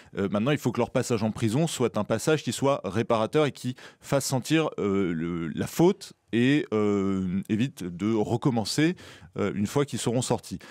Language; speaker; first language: French; native; French